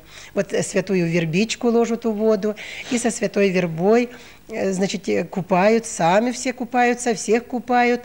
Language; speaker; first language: Russian; native; Russian